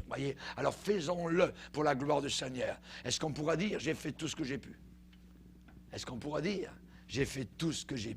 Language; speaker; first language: French; native; French